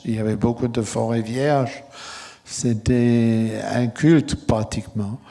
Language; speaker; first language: French; non-native, fluent; German